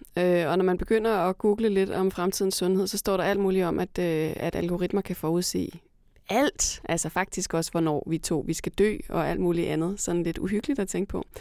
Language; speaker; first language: Danish; native; Danish